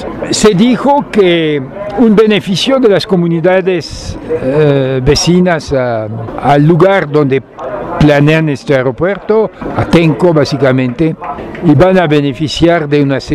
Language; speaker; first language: Spanish; non-native, fluent; French